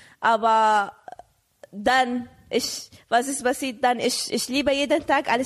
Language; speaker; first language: German; non-native, learner; Arabic